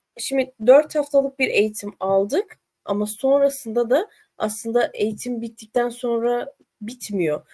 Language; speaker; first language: Turkish; native; Turkish